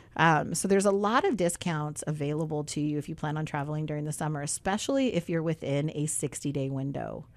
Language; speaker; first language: English; native; English